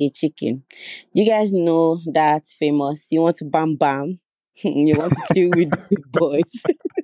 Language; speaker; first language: English; non-native, local second language; Yoruba